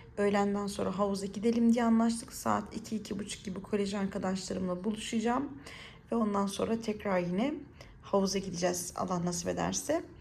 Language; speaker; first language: Turkish; native; Turkish